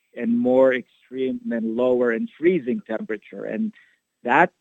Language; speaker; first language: English; non-native, local second language; Filipino